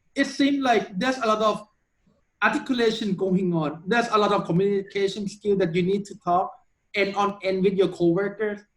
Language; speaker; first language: English; non-native, fluent; Thai